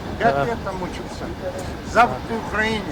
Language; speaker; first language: Russian; non-native, local second language; Kara-Kalpak